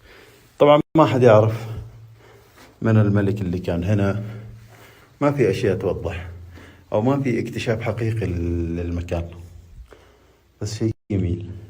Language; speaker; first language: Arabic; native; Arabic